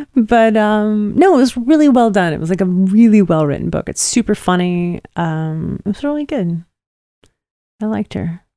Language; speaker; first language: English; native; English